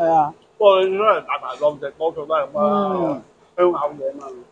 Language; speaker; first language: Cantonese; native; Cantonese